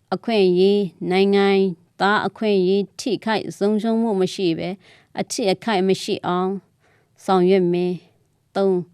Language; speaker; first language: Burmese; non-native, local second language; Tedim Chin